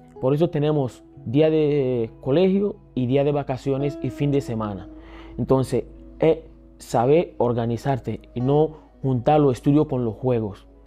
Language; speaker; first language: Spanish; early bilingual, other home language; Akan